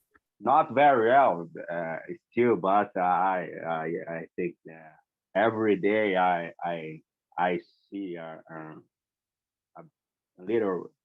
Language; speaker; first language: English; non-native, learner; Portuguese